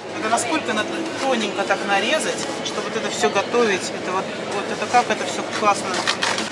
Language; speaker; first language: Russian; native; Russian